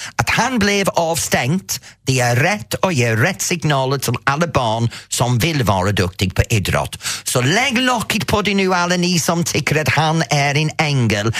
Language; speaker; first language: Swedish; non-native, fluent; English